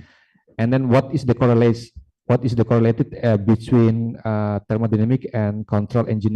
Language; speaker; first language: English; non-native, fluent; Indonesian